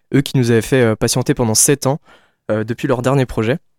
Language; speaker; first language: French; native; French